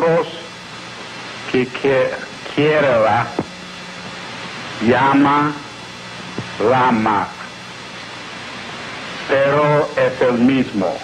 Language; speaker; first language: Spanish; non-native, learner; English